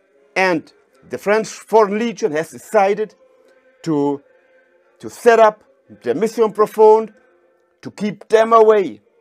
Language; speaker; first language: English; non-native, fluent; German